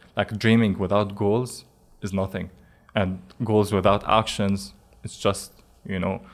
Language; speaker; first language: English; non-native, fluent; Arabic